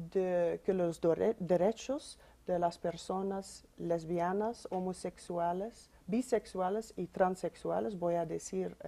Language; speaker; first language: Spanish; non-native, fluent; Dutch